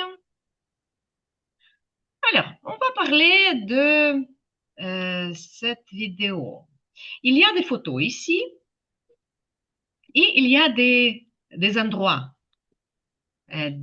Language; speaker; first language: French; non-native, fluent; Ukrainian